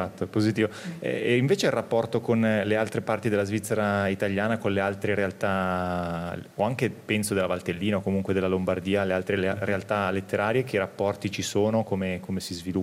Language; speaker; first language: Italian; native; Italian